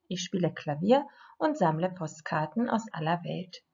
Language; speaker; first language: German; non-native, fluent; Croatian